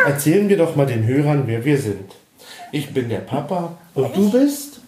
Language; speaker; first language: German; native; German